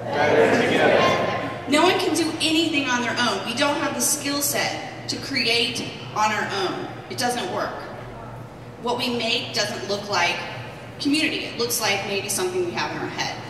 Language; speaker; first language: English; native; English